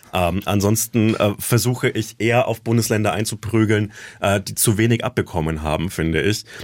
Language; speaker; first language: German; native; German